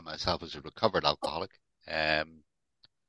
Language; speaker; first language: English; native; English